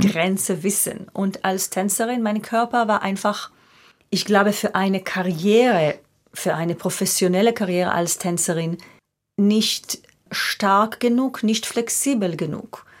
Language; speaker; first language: German; non-native, fluent; Hebrew